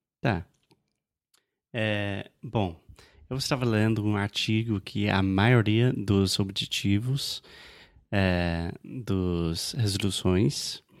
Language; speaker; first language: Portuguese; non-native, fluent; English